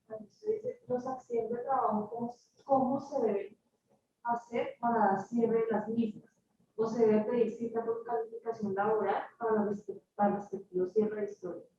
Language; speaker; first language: Spanish; native; Spanish